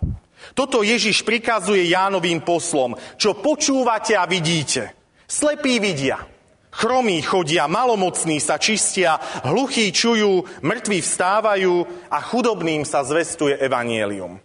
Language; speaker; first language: Slovak; native; Slovak